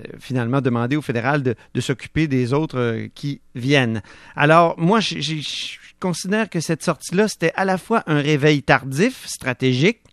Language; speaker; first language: French; native; French